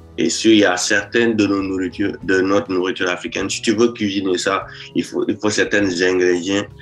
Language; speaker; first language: French; non-native, local second language; Wolof